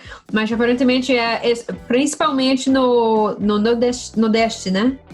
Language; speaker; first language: Portuguese; non-native, fluent; English